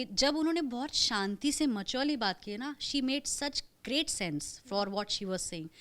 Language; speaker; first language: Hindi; non-native, local second language; Marathi